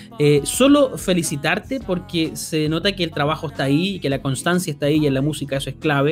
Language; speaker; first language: Spanish; native; Spanish